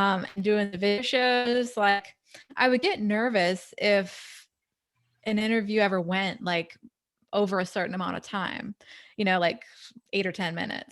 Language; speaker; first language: English; native; English